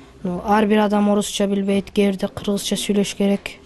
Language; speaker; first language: Kyrgyz; non-native, learner; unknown